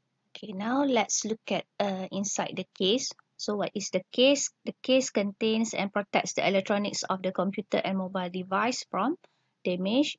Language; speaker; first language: English; non-native, local second language; Malay